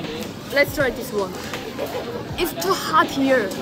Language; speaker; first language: English; non-native, learner; Korean